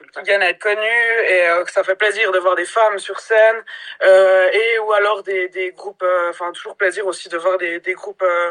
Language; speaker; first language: French; native; French